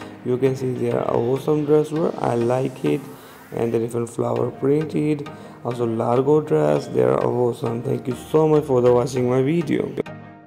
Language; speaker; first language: English; non-native, learner; Urdu